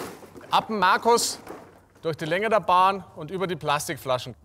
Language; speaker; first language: German; native; German